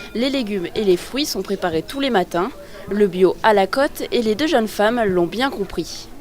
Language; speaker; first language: French; native; French